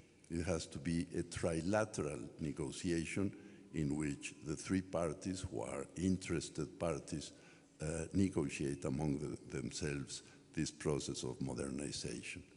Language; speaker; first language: English; non-native, fluent; Spanish